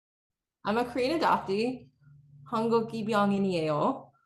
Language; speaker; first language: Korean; non-native, learner; English